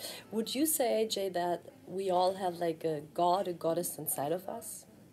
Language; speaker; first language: English; non-native, fluent; German